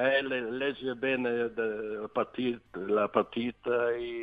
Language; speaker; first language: Italian; non-native, learner; Swedish